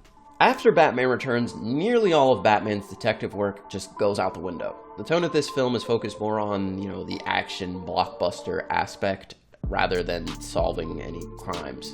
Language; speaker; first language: English; native; English